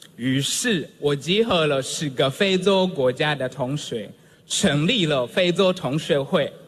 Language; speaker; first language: Chinese; non-native, fluent; Swahili